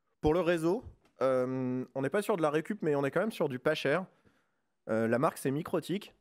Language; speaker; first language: French; native; French